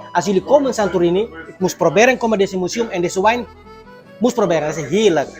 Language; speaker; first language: Dutch; non-native, learner; Indonesian